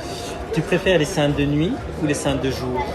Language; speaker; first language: French; native; French